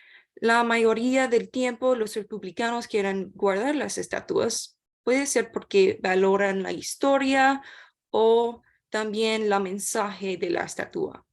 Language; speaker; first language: Spanish; non-native, learner; English